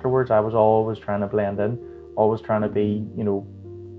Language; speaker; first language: English; native; English